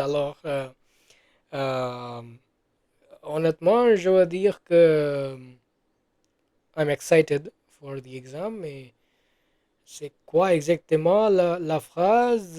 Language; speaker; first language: French; non-native, learner; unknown